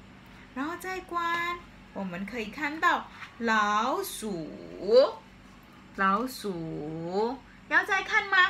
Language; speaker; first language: Chinese; non-native, fluent; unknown